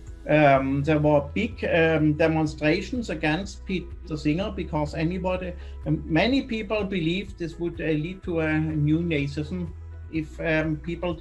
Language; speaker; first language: English; non-native, fluent; German